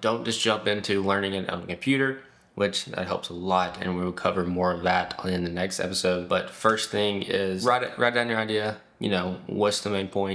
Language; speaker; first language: English; native; English